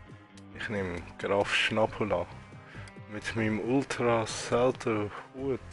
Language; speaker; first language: German; native; German